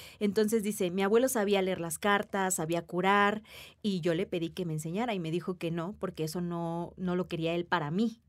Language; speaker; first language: Spanish; native; Spanish